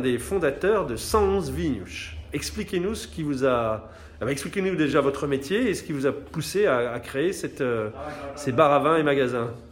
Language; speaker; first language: French; native; French